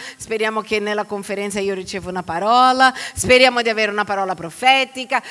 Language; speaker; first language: Italian; non-native, fluent; Portuguese